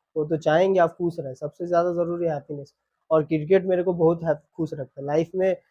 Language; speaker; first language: Hindi; non-native, local second language; Bangla